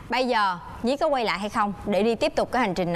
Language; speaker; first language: Vietnamese; native; Vietnamese